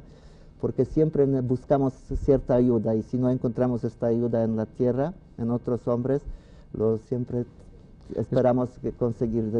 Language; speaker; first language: Spanish; non-native, fluent; Polish